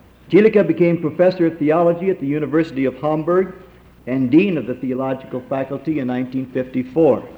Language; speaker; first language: English; native; English